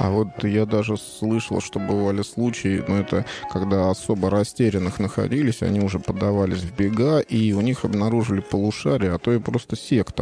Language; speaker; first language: Russian; native; Russian